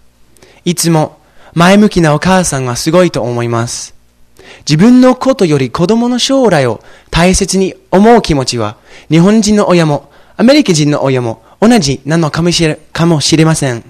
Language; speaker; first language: Japanese; non-native, fluent; English